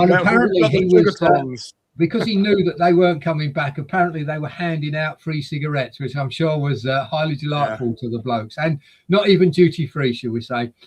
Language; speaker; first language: English; native; English